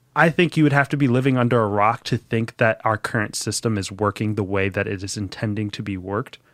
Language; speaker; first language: English; native; English